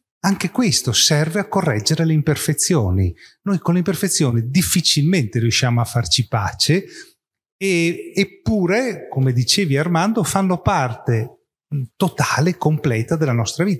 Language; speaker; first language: Italian; native; Italian